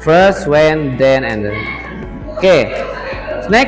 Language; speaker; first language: English; non-native, learner; Indonesian